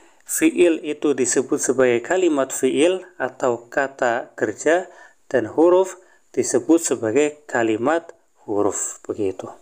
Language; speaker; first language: Indonesian; native; Indonesian